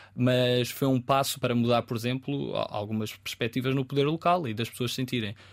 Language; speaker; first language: Portuguese; native; Portuguese